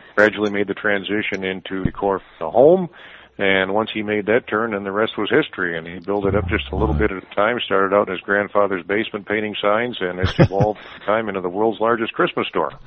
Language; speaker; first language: English; early bilingual, other home language; German